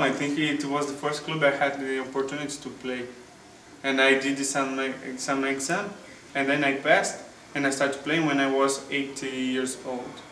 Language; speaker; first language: English; non-native, fluent; Portuguese